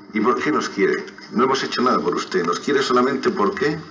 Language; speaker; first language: Spanish; native; Spanish